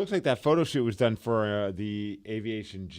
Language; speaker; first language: English; native; English